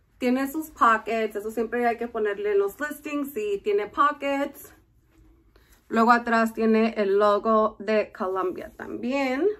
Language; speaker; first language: Spanish; early bilingual, heritage; Spanish